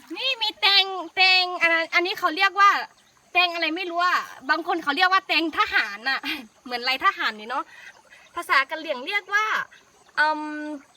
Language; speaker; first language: Thai; non-native, local second language; S'gaw Karen